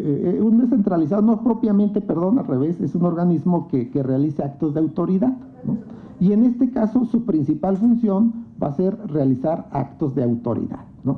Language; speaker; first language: Spanish; native; Spanish